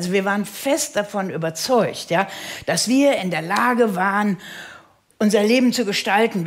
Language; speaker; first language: German; native; German